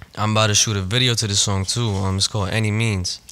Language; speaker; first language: English; native; English